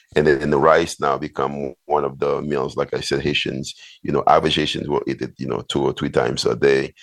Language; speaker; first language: English; non-native, fluent; Haitian Creole